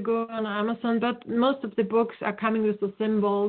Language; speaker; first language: English; non-native, fluent; German